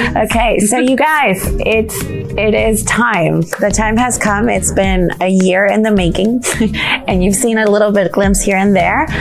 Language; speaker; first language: English; non-native, fluent; Spanish